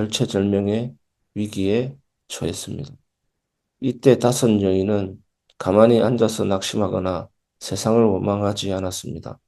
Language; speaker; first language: Korean; native; Korean